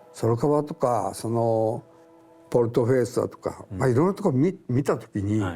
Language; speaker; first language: Japanese; native; Japanese